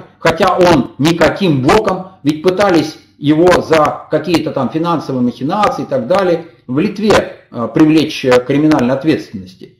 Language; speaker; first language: Russian; native; Russian